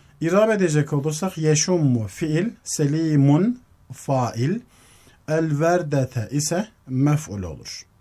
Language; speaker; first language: Turkish; native; Turkish